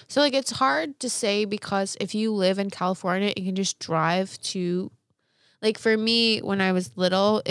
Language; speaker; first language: English; native; English